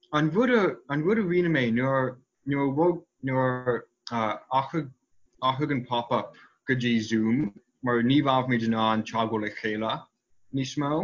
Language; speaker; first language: Irish; non-native, fluent; English